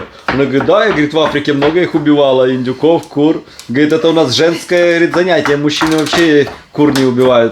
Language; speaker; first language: Russian; native; Russian